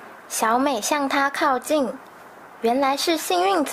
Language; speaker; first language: Chinese; native; Chinese